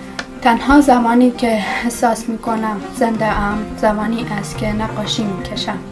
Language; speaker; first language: Persian; native; Persian